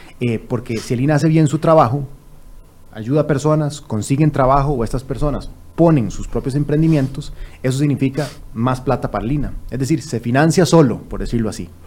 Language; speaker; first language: Spanish; native; Spanish